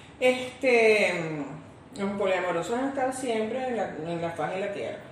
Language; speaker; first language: Spanish; native; Spanish